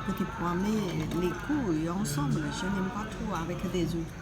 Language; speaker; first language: French; non-native, learner; Chinese